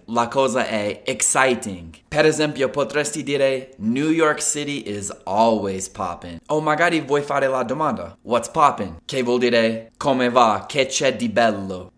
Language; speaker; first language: Italian; non-native, fluent; English